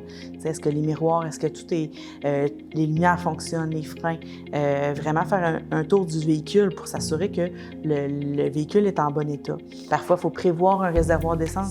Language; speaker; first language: French; native; French